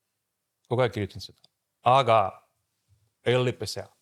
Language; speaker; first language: Estonian; non-native, fluent; Russian